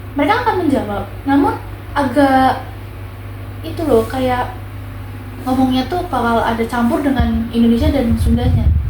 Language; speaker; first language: Indonesian; non-native, local second language; Javanese